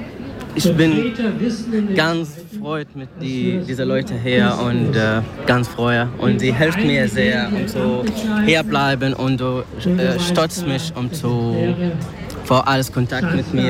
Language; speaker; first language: German; non-native, learner; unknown